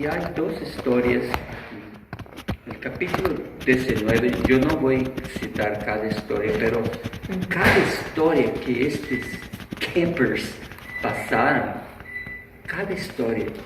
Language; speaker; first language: Spanish; non-native, fluent; Portuguese